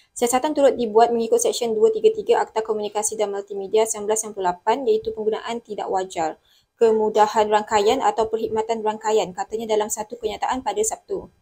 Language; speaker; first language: Malay; native; Malay